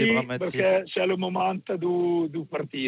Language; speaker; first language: French; non-native, learner; Italian